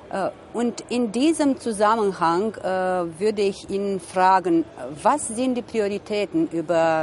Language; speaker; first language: German; non-native, fluent; Romanian